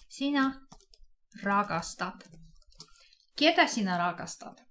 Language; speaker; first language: Finnish; non-native, fluent; Russian